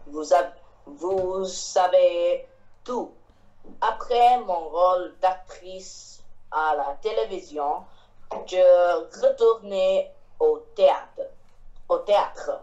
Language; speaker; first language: French; non-native, learner; Chinese